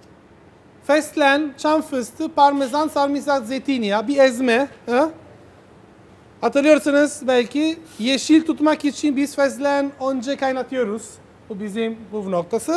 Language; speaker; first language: Turkish; non-native, learner; Italian